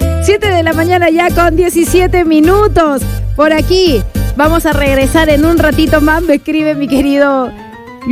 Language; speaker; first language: Spanish; native; Spanish